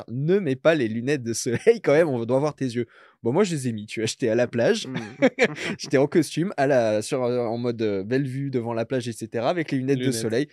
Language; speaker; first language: French; native; French